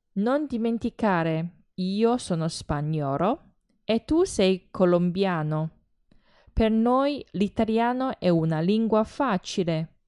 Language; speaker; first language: Italian; non-native, fluent; Chinese